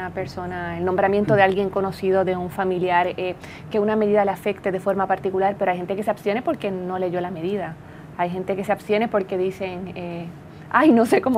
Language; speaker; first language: Spanish; native; Spanish